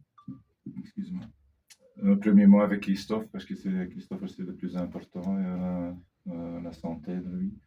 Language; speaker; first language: French; non-native, fluent; Dutch